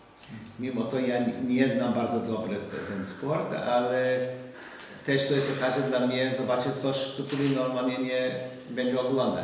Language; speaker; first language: Polish; non-native, learner; English